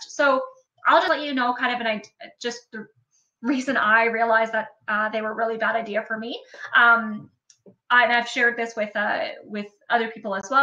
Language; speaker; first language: English; native; English